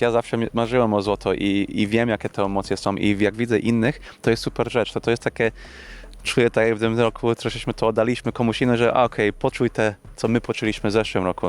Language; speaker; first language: Polish; early bilingual, heritage; English